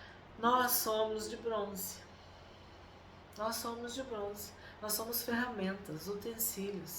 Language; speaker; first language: Portuguese; native; Portuguese